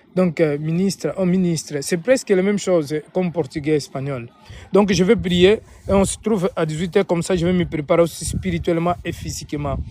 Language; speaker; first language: French; non-native, fluent; Portuguese